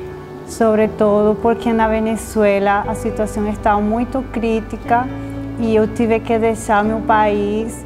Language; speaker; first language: Portuguese; non-native, fluent; Spanish